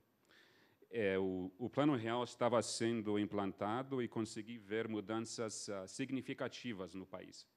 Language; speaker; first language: Portuguese; non-native, fluent; English